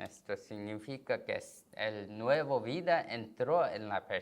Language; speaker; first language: Spanish; non-native, learner; Korean